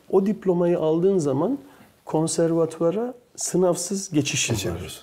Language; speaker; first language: Turkish; early bilingual, heritage; Turkish